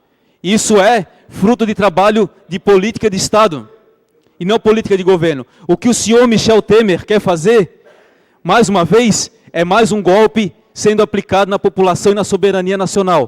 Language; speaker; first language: Portuguese; native; Portuguese